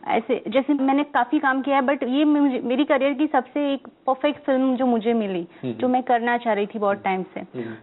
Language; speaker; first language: Hindi; non-native, local second language; Gujarati